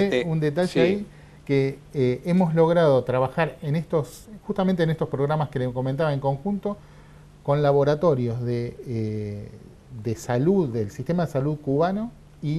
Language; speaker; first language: Spanish; native; Spanish